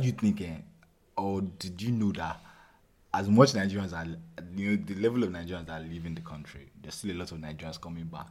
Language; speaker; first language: English; non-native, local second language; Yoruba